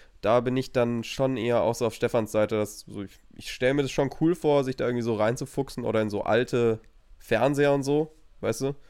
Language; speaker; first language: German; native; German